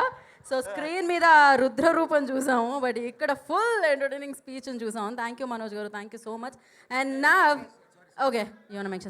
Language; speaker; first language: Telugu; native; Telugu